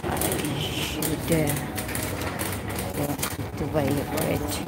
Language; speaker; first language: English; non-native, local second language; Filipino